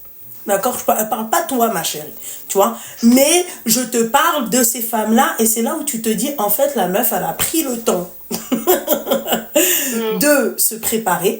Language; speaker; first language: French; native; French